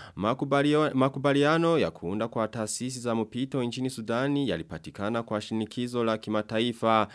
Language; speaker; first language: Swahili; non-native, local second language; Rundi